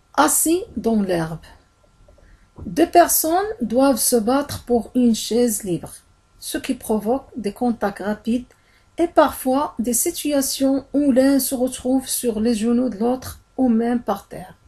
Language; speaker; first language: French; non-native, local second language; Arabic